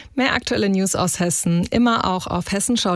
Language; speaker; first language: German; native; German